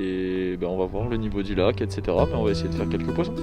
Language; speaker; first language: French; native; French